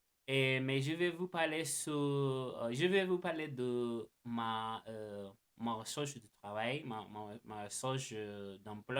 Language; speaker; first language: French; non-native, learner; English